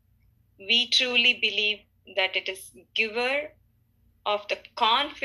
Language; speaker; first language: English; non-native, local second language; Tamil